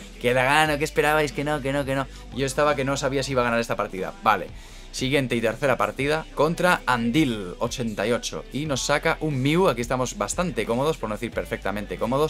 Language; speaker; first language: Spanish; native; Spanish